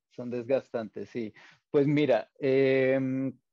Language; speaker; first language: Spanish; native; Spanish